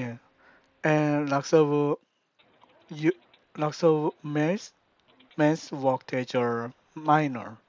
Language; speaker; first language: English; non-native, learner; Korean